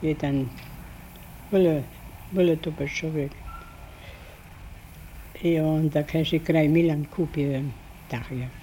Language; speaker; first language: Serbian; non-native, learner; German